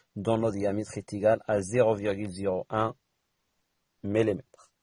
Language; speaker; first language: French; non-native, local second language; Arabic